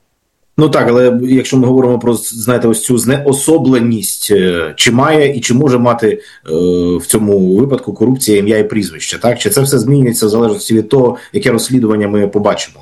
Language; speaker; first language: Ukrainian; native; Ukrainian